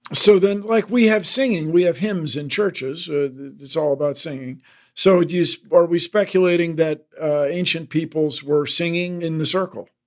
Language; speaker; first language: English; native; English